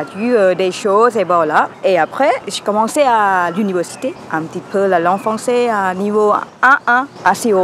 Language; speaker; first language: French; non-native, learner; Thai